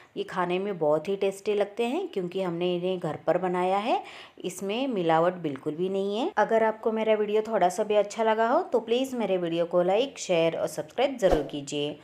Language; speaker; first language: Hindi; native; Hindi